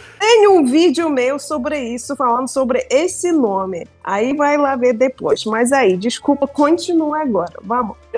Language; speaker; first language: Portuguese; non-native, fluent; Russian